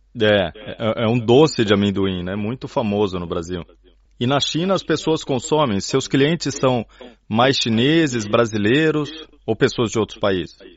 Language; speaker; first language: Portuguese; native; Portuguese